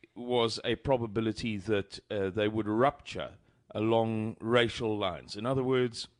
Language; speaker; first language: English; native; English